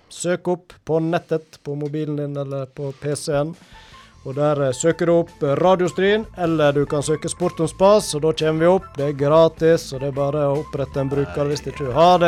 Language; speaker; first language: Norwegian; native; Norwegian